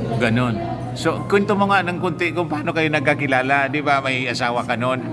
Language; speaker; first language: Filipino; non-native, local second language; Bikol